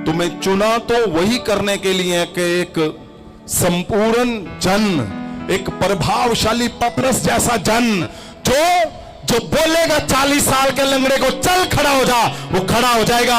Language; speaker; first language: Hindi; non-native, local second language; Punjabi